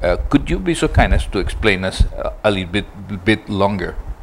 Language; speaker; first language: English; non-native, learner; Spanish